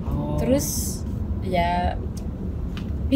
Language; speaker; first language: Indonesian; non-native, fluent; French